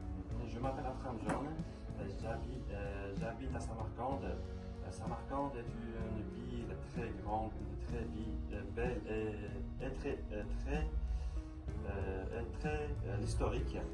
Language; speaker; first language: French; non-native, learner; Uzbek